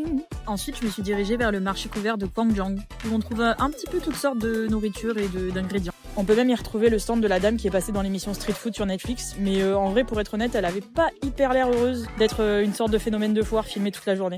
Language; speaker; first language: French; native; French